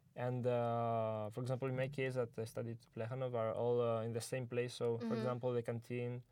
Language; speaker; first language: English; non-native, learner; Italian